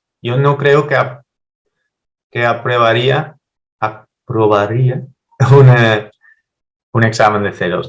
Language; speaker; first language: Spanish; non-native, fluent; Dutch